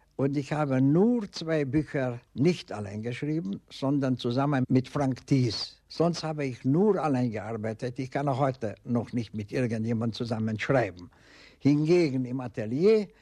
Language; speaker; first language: German; non-native, fluent; Hungarian